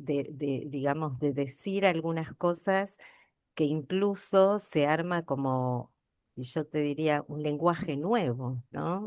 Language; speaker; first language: Spanish; native; Spanish